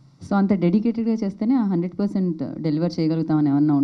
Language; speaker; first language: Telugu; native; Telugu